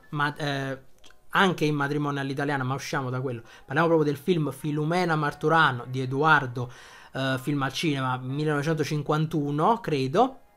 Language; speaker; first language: Italian; native; Italian